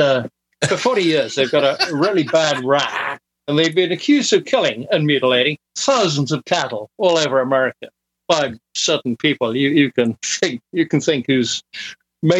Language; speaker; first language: English; native; English